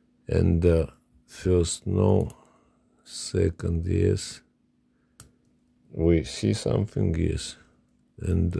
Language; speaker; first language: English; non-native, learner; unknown